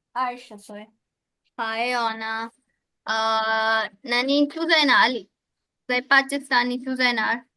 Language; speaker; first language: Chinese; non-native, fluent; Urdu